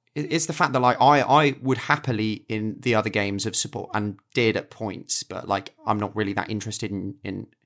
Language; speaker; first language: English; native; English